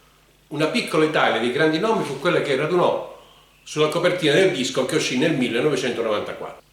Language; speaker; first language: Italian; native; Italian